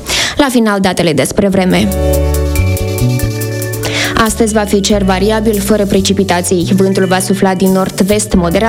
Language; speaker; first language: Romanian; native; Romanian